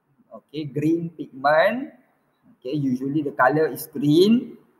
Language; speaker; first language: English; non-native, local second language; Malay